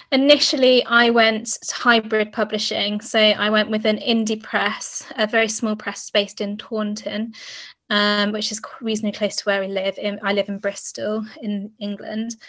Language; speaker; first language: English; native; English